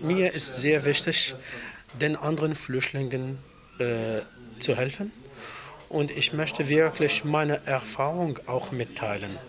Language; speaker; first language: German; non-native, fluent; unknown